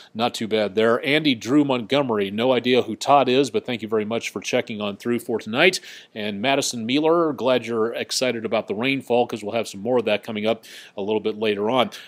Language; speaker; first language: English; native; English